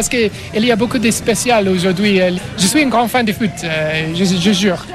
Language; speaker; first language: French; non-native, fluent; English